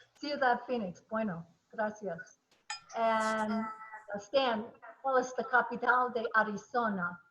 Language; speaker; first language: Spanish; non-native, learner; English